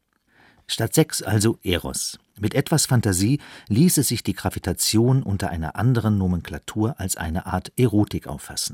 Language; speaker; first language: German; native; German